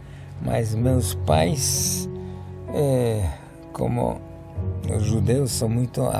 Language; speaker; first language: Portuguese; non-native, fluent; Polish